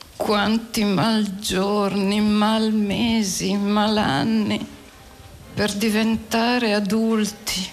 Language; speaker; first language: Italian; native; Italian